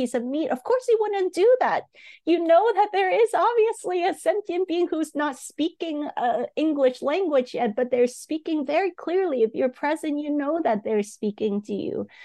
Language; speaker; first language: English; non-native, local second language; Cantonese